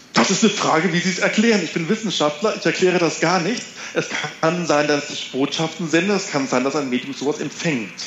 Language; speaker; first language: German; native; German